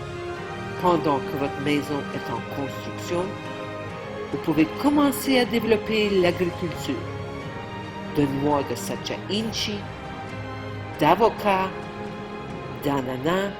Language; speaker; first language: French; native; French